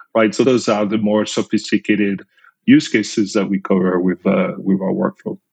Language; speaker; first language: English; non-native, fluent; French